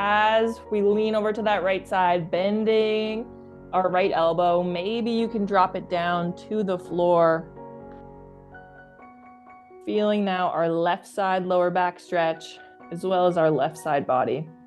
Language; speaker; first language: English; native; English